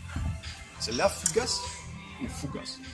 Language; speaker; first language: French; non-native, fluent; Russian